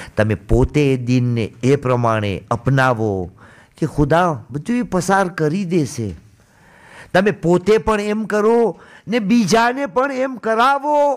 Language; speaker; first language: Gujarati; early bilingual, heritage; Gujarati